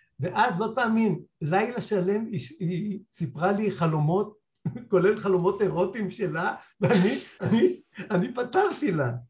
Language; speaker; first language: Hebrew; native; Hebrew